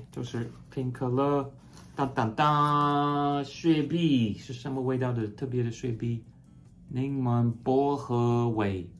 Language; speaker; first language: Chinese; non-native, fluent; English